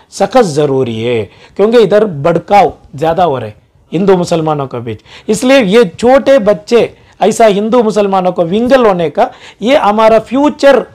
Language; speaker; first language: Hindi; non-native, local second language; Urdu